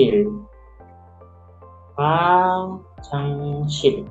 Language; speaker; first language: Korean; non-native, local second language; Indonesian